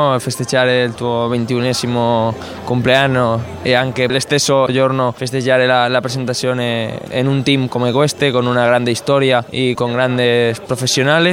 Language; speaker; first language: Italian; non-native, fluent; Spanish